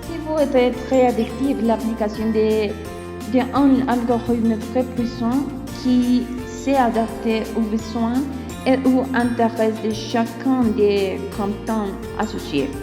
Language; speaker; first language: French; non-native, learner; Spanish